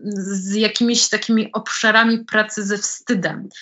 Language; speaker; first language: Polish; native; Polish